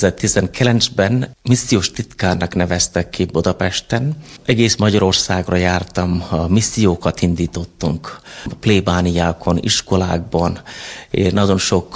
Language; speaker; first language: Hungarian; non-native, fluent; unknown